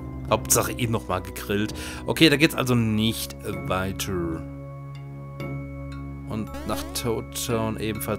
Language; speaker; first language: German; native; German